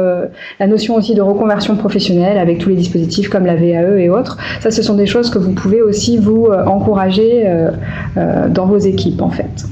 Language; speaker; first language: French; native; French